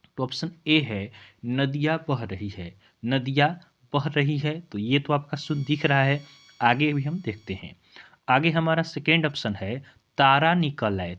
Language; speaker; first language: Hindi; native; Hindi